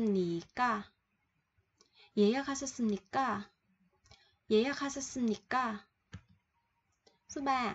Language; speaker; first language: Korean; non-native, fluent; Vietnamese